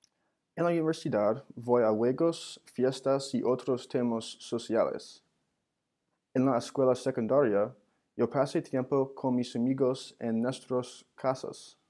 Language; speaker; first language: Spanish; non-native, learner; English